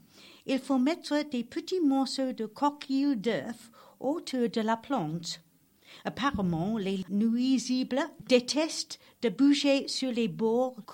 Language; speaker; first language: French; non-native, learner; English